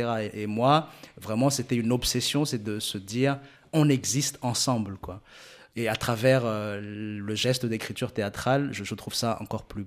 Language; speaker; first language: French; non-native, local second language; Malagasy